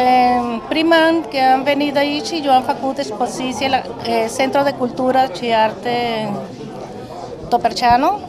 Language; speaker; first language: Romanian; non-native, learner; Spanish